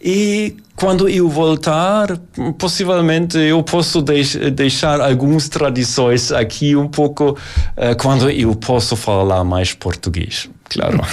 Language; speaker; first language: Portuguese; non-native, learner; German